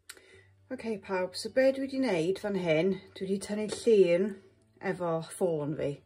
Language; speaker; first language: Welsh; non-native, local second language; English